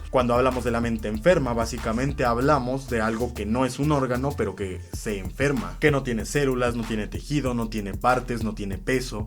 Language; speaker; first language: Spanish; native; Spanish